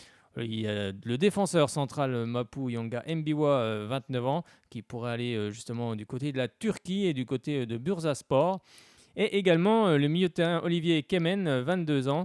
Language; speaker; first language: French; native; French